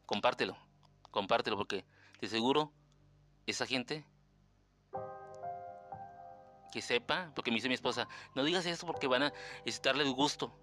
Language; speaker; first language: Spanish; native; Spanish